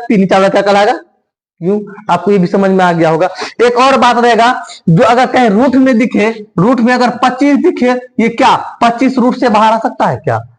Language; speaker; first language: Hindi; native; Hindi